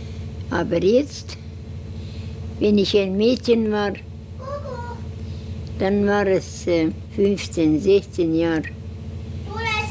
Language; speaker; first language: German; non-native, learner; Estonian